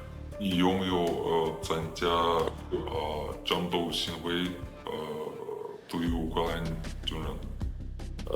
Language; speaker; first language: Chinese; non-native, learner; Ukrainian